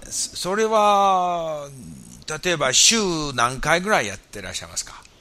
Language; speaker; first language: Japanese; non-native, fluent; English